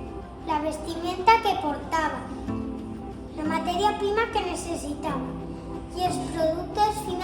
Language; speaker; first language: Catalan; non-native, local second language; Spanish